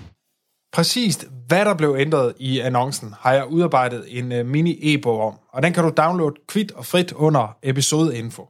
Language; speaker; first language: Danish; native; Danish